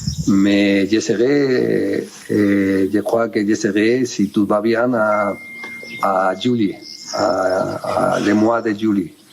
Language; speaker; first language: French; non-native, learner; Spanish